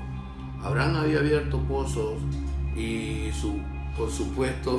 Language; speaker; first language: Spanish; native; Spanish